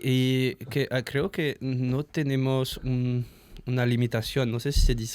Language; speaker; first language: Spanish; non-native, learner; French